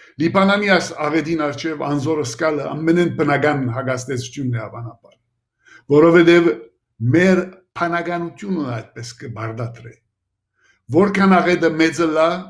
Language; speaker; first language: Armenian; early bilingual, heritage; Armenian